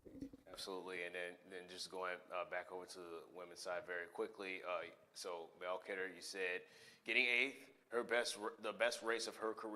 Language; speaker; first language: English; native; English